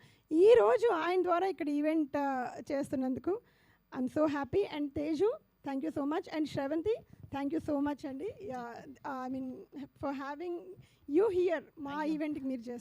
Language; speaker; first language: Telugu; native; Telugu